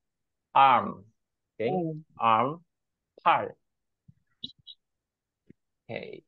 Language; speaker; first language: English; non-native, learner; Korean